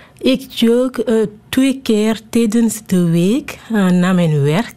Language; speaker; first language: Dutch; non-native, learner; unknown